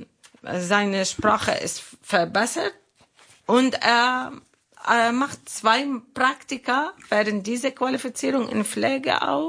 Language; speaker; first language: German; non-native, learner; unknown